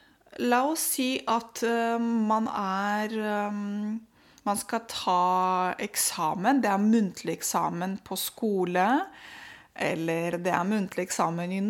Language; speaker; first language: Norwegian; non-native, fluent; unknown